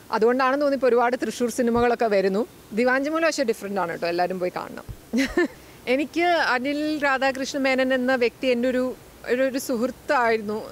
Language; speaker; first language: Malayalam; native; Malayalam